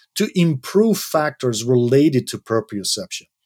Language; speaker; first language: English; non-native, fluent; Dutch